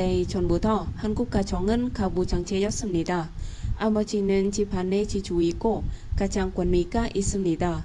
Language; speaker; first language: Korean; non-native, fluent; Vietnamese